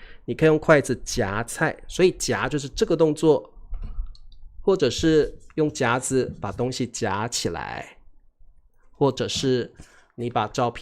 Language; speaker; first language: Chinese; native; Chinese